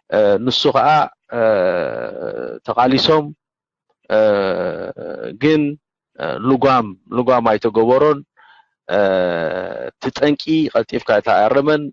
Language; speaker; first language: Tigrinya; native; Tigrinya